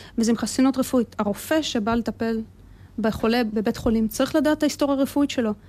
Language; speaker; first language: Hebrew; early bilingual, other home language; Russian